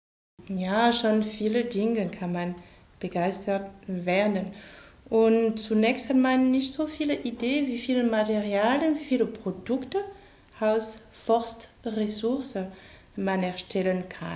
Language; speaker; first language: German; non-native, fluent; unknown